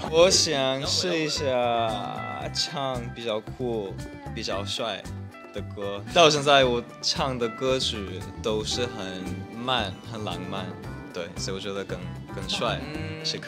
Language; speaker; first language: Chinese; non-native, fluent; Japanese